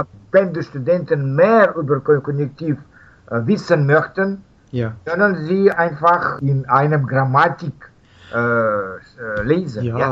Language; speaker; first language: German; non-native, fluent; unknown